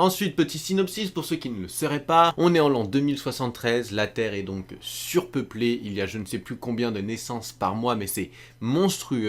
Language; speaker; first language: French; native; French